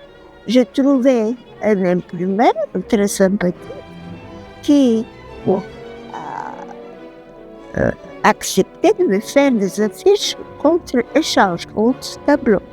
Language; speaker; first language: French; non-native, fluent; Bulgarian